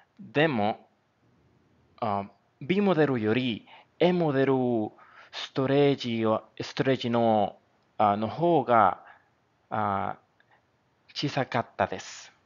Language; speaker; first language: Japanese; non-native, learner; Spanish